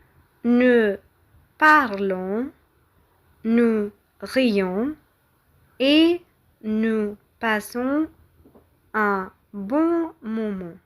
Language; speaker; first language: French; non-native, fluent; Tamil